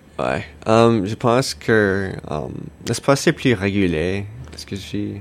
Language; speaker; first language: French; non-native, local second language; English